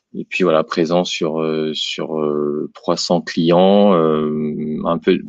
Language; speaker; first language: French; native; French